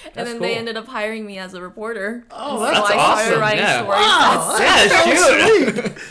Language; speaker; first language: English; early bilingual, other home language; Japanese